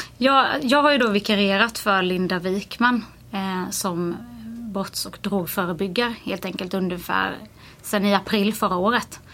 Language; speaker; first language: Swedish; native; Swedish